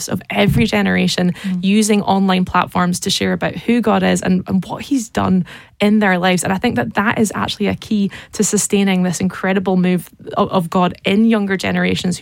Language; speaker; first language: English; native; English